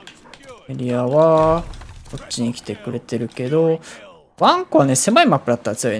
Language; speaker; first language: Japanese; native; Japanese